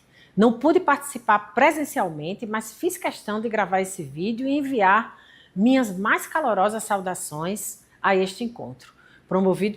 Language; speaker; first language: Portuguese; native; Portuguese